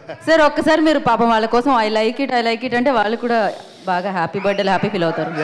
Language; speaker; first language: Telugu; native; Telugu